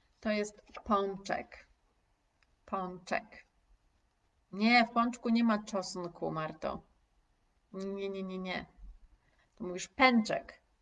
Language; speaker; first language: Polish; native; Polish